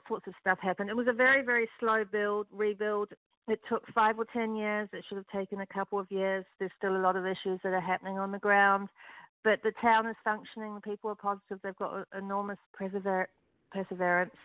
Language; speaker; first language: English; native; English